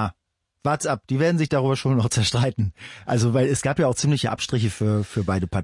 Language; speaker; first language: German; native; German